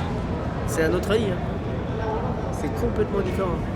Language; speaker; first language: French; native; French